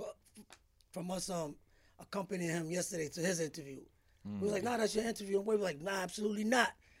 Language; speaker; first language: English; early bilingual, other home language; Spanish